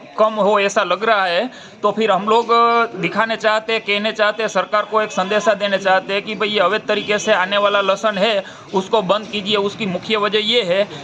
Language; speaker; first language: Hindi; non-native, local second language; Gujarati